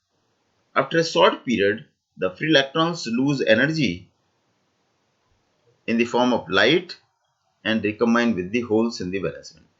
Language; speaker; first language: English; non-native, local second language; Hindi